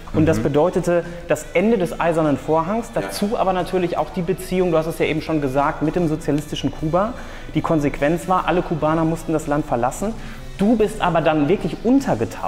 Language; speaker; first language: German; native; German